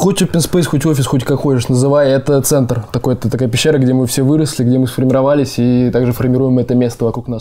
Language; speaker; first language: Russian; native; Russian